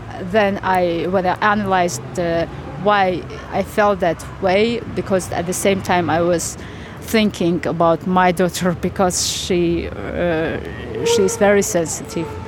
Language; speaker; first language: English; non-native, fluent; Armenian